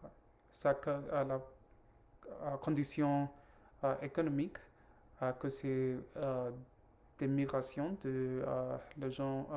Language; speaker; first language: French; non-native, learner; Spanish